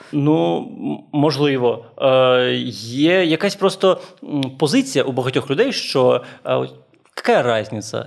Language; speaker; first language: Ukrainian; native; Ukrainian